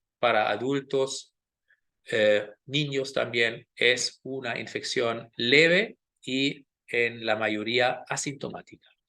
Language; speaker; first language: Spanish; non-native, fluent; German